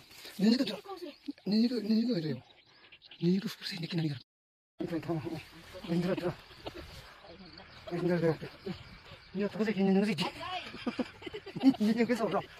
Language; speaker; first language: Japanese; native; Japanese